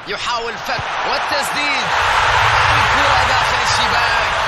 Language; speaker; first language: Arabic; native; Arabic